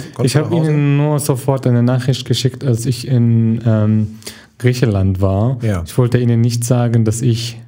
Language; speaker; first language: German; non-native, fluent; Arabic